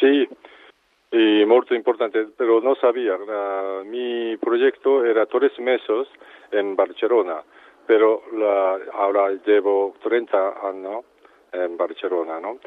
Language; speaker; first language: Italian; non-native, learner; Japanese